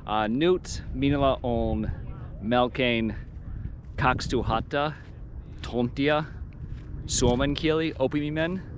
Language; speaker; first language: Finnish; non-native, learner; English